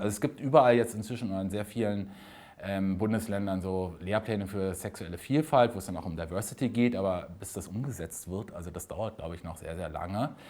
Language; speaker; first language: German; native; German